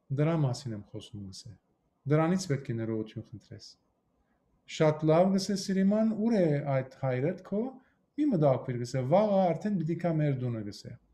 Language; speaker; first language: Armenian; early bilingual, heritage; Armenian